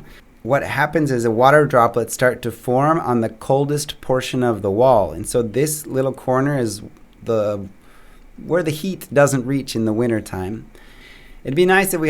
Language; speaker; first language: English; native; English